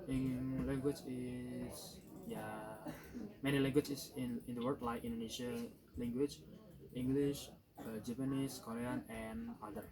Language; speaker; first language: English; non-native, learner; Indonesian